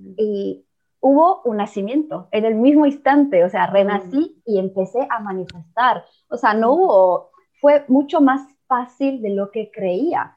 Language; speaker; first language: Spanish; non-native, fluent; Italian